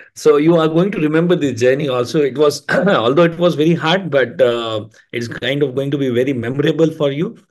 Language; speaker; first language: English; non-native, local second language; Hindi